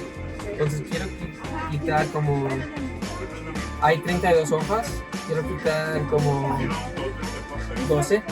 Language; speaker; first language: Spanish; non-native, learner; English